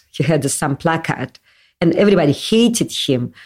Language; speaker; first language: English; non-native, learner; Russian